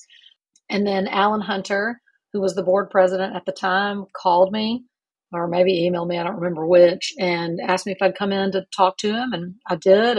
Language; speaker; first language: English; native; English